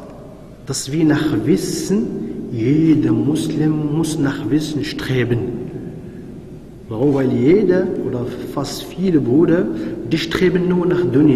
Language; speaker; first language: German; non-native, fluent; Arabic